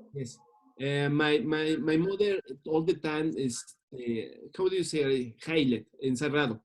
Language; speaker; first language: English; non-native, learner; Spanish